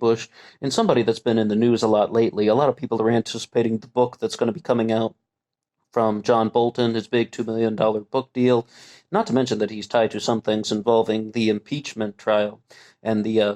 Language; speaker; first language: English; native; English